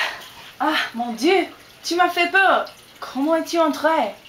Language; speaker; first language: French; non-native, learner; English